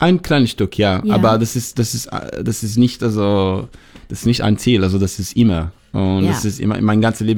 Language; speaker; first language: German; non-native, learner; Hebrew